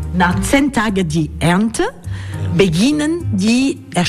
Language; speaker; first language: German; non-native, learner; French